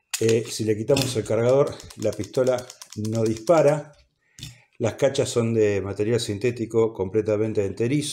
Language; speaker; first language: Spanish; native; Spanish